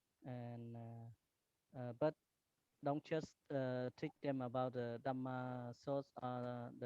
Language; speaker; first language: English; non-native, learner; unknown